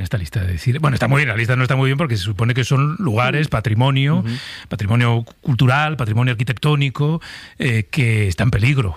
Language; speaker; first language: Spanish; native; Spanish